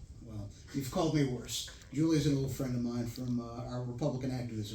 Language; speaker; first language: English; native; English